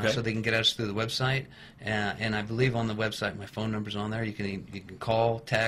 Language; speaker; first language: English; native; English